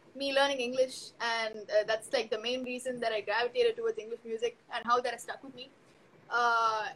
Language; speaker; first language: English; non-native, local second language; Tamil